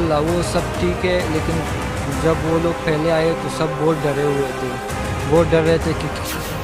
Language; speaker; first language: Hindi; non-native, fluent; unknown